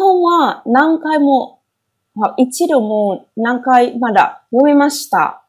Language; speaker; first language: Japanese; non-native, learner; Vietnamese